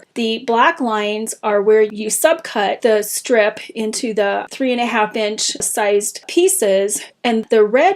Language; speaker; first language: English; native; English